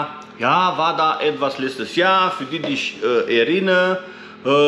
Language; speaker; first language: German; non-native, fluent; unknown